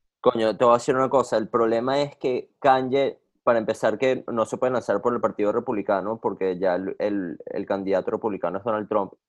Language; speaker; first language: Spanish; native; Spanish